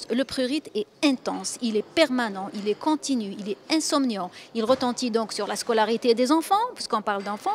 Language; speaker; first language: French; non-native, local second language; Arabic